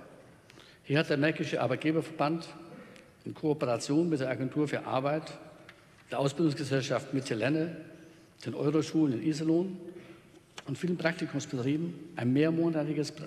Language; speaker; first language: German; native; German